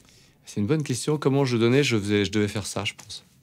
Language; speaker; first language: French; native; French